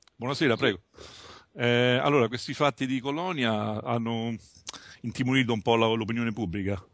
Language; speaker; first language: Italian; native; Italian